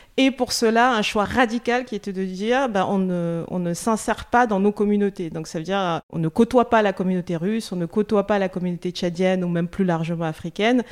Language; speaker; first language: French; non-native, local second language; Russian